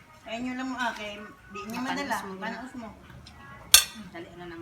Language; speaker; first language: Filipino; non-native, local second language; Cebuano